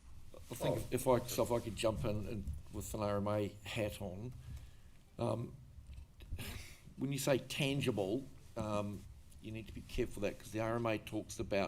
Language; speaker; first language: English; native; English